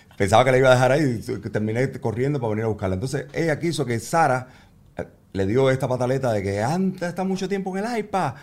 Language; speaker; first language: Spanish; native; Spanish